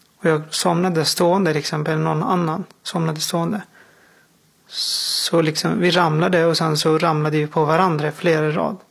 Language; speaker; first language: Swedish; non-native, fluent; Persian